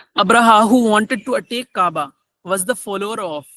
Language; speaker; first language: English; non-native, local second language; Urdu